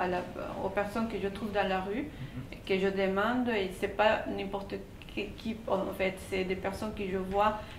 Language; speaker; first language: French; non-native, fluent; Spanish